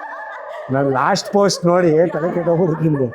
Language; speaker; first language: Kannada; native; Kannada